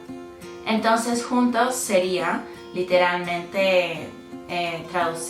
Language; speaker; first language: Spanish; non-native, fluent; English